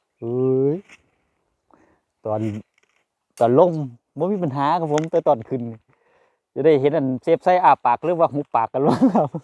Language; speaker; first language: Thai; non-native, local second language; Northeastern Thai